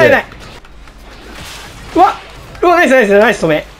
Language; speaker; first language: Japanese; native; Japanese